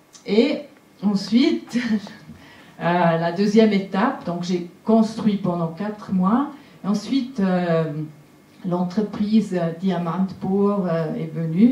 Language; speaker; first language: French; non-native, local second language; German